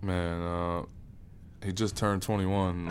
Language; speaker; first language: English; native; English